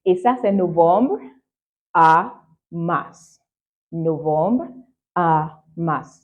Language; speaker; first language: French; non-native, fluent; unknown